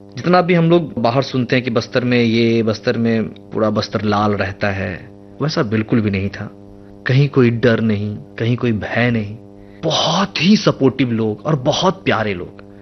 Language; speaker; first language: Hindi; non-native, local second language; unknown